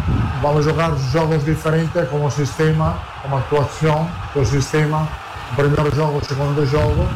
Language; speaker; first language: Portuguese; non-native, fluent; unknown